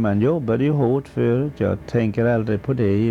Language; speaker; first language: Swedish; early bilingual, heritage; Swedish